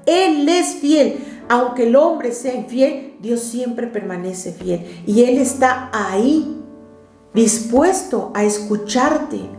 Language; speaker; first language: Spanish; native; Spanish